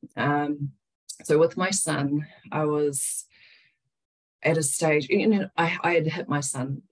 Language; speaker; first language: English; native; English